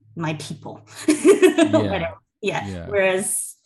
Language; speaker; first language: English; native; English